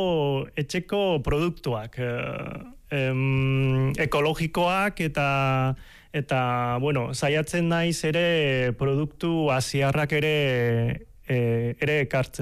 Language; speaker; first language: Basque; non-native, fluent; Cantonese